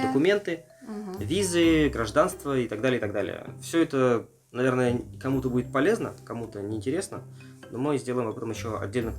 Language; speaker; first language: Russian; native; Russian